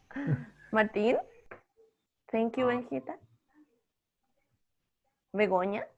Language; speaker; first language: Spanish; native; Spanish